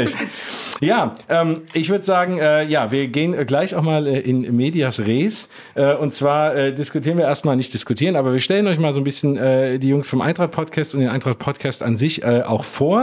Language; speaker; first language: German; native; German